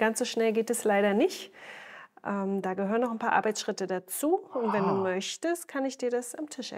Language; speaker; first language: German; native; German